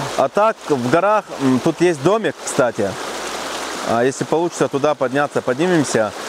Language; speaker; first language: Russian; non-native, local second language; Chechen